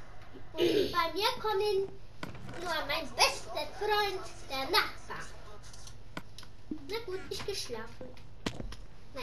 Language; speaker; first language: German; non-native, learner; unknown